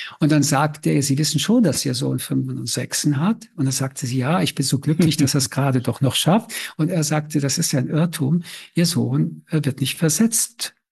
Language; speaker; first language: German; early bilingual, other home language; French